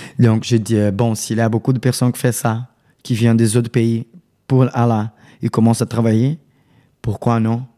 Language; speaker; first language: French; non-native, learner; Portuguese